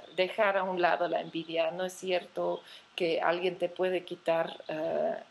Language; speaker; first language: Spanish; non-native, fluent; Dutch